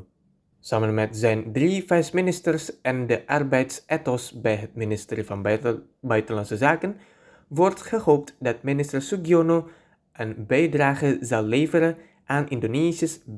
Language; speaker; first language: Dutch; non-native, fluent; Indonesian